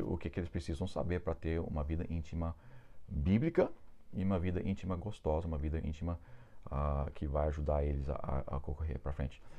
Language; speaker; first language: Portuguese; non-native, fluent; English